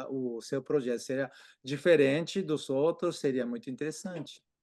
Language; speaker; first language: Portuguese; non-native, fluent; Japanese